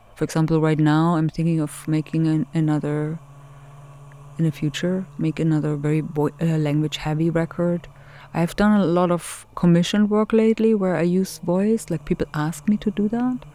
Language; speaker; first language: English; non-native, fluent; German